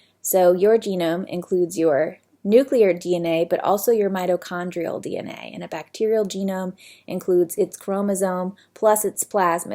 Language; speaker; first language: English; native; English